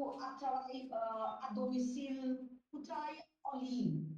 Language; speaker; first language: French; non-native, learner; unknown